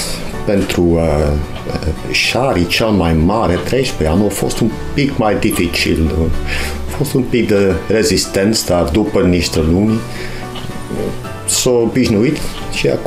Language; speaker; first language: Romanian; non-native, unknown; Dutch